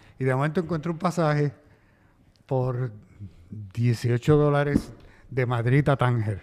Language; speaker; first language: Spanish; native; Spanish